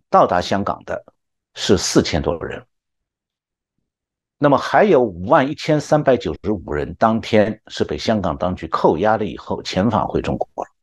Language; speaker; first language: Chinese; native; Chinese